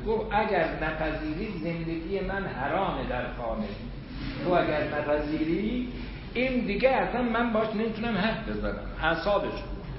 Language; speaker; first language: Persian; non-native, local second language; Azerbaijani